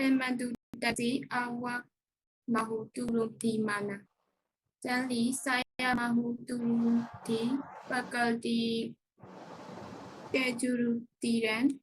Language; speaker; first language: Indonesian; non-native, learner; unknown